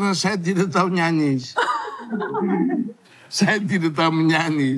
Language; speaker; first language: Indonesian; non-native, learner; Tetum